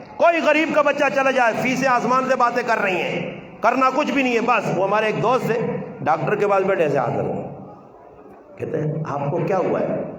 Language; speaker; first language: Urdu; non-native, local second language; Punjabi